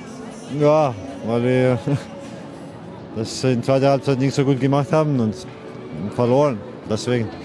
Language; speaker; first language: German; non-native, fluent; Icelandic